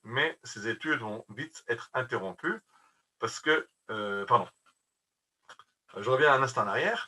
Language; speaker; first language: French; native; French